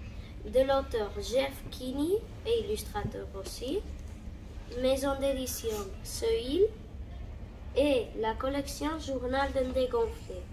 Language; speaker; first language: French; non-native, learner; Catalan